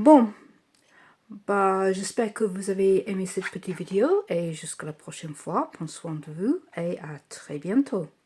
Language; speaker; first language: French; non-native, learner; English